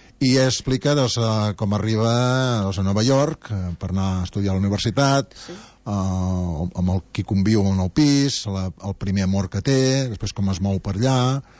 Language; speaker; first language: Catalan; native; Catalan